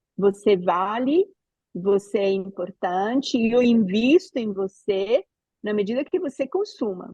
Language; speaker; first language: Portuguese; non-native, fluent; Italian